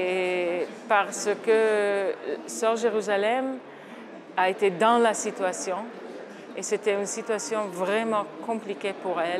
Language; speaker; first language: French; non-native, fluent; Hebrew